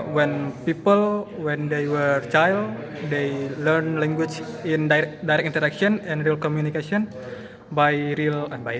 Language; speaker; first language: English; non-native, learner; Indonesian